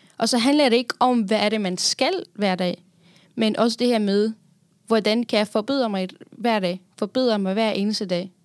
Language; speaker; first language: Danish; non-native, fluent; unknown